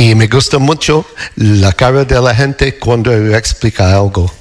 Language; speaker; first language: Spanish; non-native, learner; English